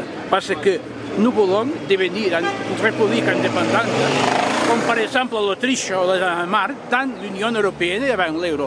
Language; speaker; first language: French; non-native, fluent; Catalan